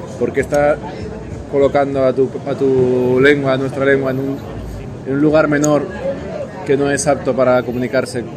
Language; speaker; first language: Spanish; non-native, local second language; Catalan